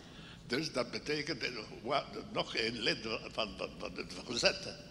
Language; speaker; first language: Dutch; non-native, local second language; French